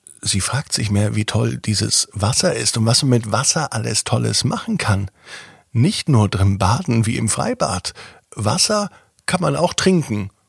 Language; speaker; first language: German; native; German